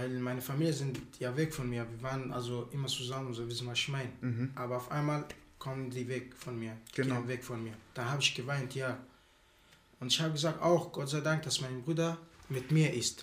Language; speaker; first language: German; non-native, learner; Arabic